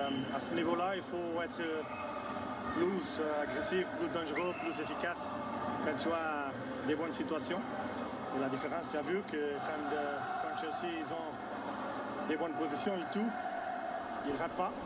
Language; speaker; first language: French; non-native, fluent; Portuguese